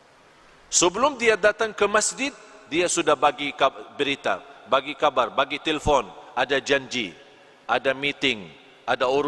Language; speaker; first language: Indonesian; non-native, fluent; Arabic